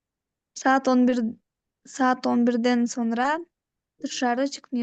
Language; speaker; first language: Turkish; non-native, learner; Kyrgyz